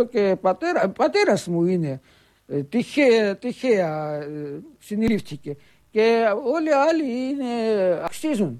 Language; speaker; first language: Greek; early bilingual, heritage; Greek